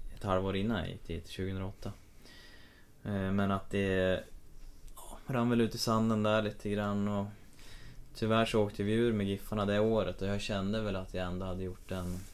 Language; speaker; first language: Swedish; native; Swedish